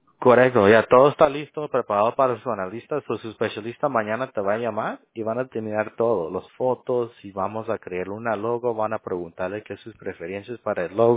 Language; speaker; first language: Spanish; early bilingual, heritage; Spanish